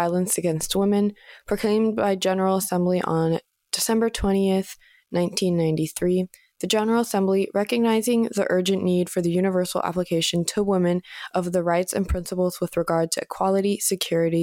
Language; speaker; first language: English; native; English